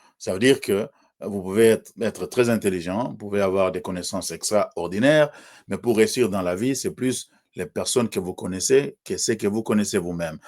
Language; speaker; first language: French; non-native, local second language; Swahili